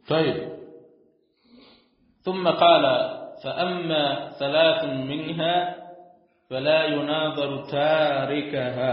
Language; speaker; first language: Arabic; non-native, fluent; Swahili